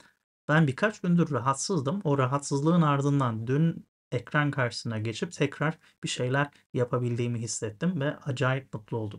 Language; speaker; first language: Turkish; native; Turkish